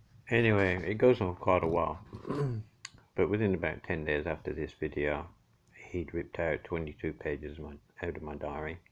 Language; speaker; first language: English; native; English